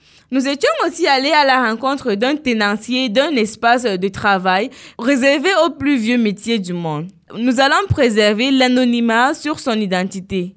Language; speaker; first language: French; non-native, local second language; Fula